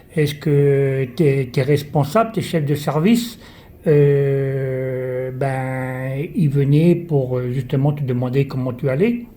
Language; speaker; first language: French; native; French